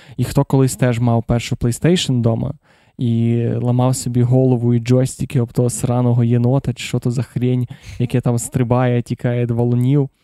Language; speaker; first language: Ukrainian; non-native, local second language; Russian